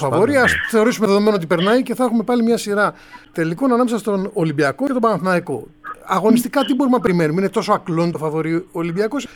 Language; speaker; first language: Greek; native; Greek